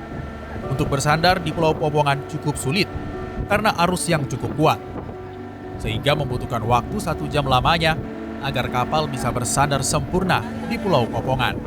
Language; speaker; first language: Indonesian; native; Indonesian